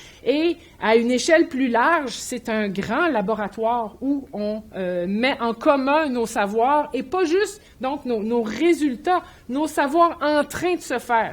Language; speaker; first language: French; native; French